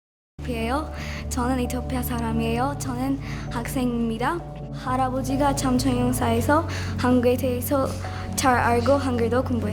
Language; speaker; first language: Korean; non-native, learner; Amharic